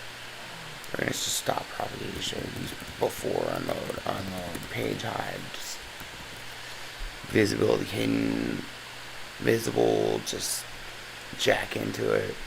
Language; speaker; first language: English; native; English